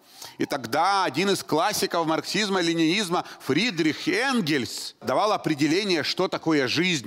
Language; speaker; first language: Russian; native; Russian